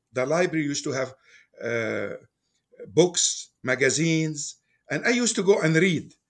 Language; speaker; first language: English; non-native, fluent; Arabic